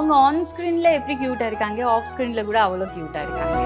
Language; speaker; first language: Tamil; non-native, local second language; Bangla